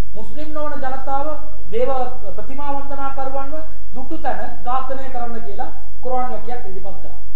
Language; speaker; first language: Sinhala; non-native, local second language; Tamil